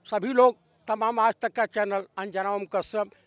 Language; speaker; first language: Hindi; native; Hindi